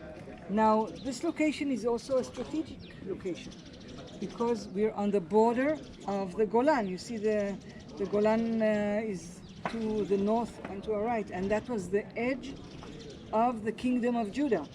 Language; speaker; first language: English; non-native, fluent; Hebrew